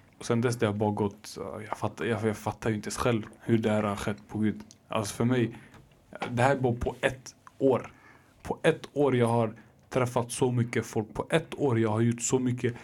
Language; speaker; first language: Swedish; early bilingual, other home language; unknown